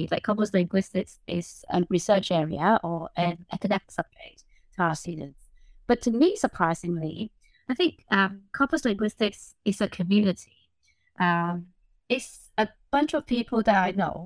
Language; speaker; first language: English; non-native, local second language; Cantonese